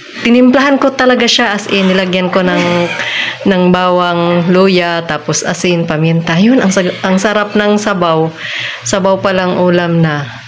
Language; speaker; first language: Filipino; non-native, local second language; Cebuano